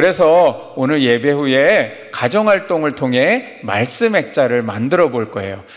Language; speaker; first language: Korean; native; Korean